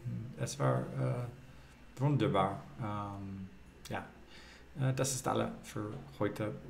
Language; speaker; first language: German; non-native, learner; English